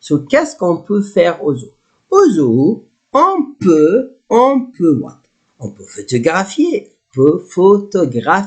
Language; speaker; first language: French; non-native, fluent; Arabic